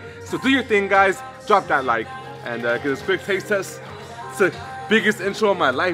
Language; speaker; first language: English; native; English